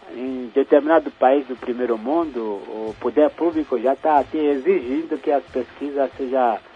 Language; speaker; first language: Portuguese; non-native, fluent; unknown